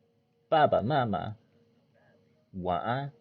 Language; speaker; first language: Chinese; non-native, learner; English